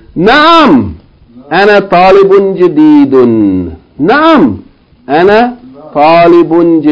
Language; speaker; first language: Arabic; non-native, fluent; English